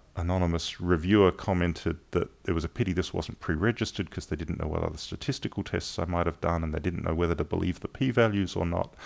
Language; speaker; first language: English; native; English